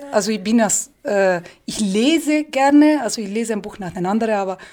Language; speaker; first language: German; non-native, fluent; Italian